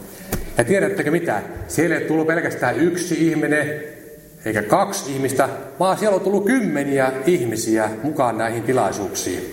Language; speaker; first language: Finnish; native; Finnish